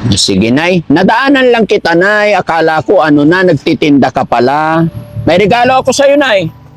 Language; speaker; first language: Filipino; native; Filipino